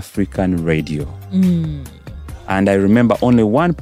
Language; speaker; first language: English; non-native, local second language; Ganda